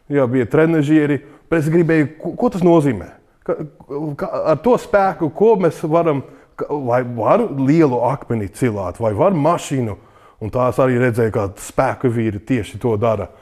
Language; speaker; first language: Latvian; early bilingual, heritage; English